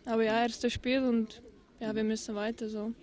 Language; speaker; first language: German; non-native, learner; Czech